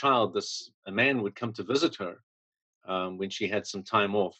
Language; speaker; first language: English; native; English